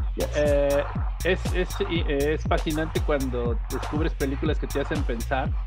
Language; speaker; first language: English; non-native, learner; Spanish